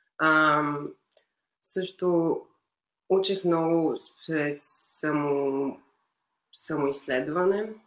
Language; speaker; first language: Bulgarian; native; Bulgarian